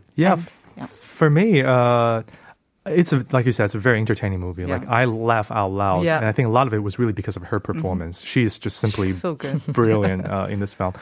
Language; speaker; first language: English; non-native, fluent; Chinese